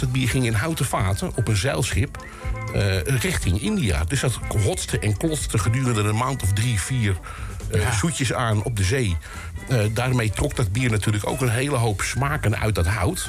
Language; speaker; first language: Dutch; native; Dutch